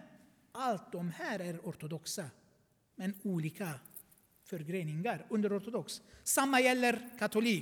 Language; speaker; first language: Swedish; non-native, fluent; Armenian